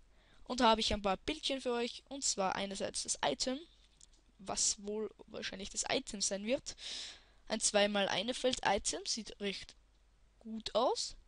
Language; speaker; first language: German; native; German